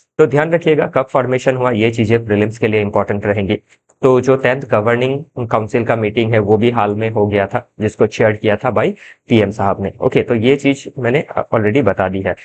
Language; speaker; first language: Hindi; non-native, local second language; Assamese